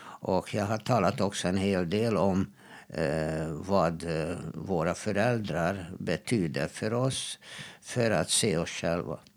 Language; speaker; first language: Swedish; non-native, fluent; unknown